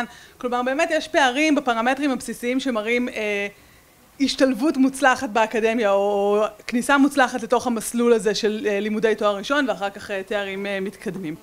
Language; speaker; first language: Hebrew; native; Hebrew